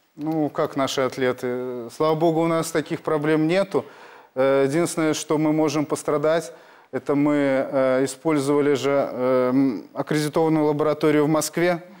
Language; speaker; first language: Russian; native; Russian